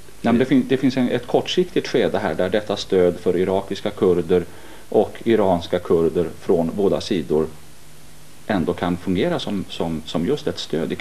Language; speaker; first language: Swedish; native; Swedish